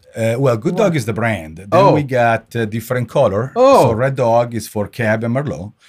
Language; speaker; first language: English; non-native, fluent; Italian